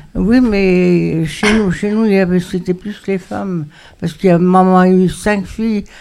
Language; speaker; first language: French; native; French